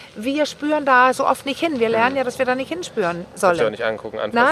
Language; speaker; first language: German; non-native, fluent; Danish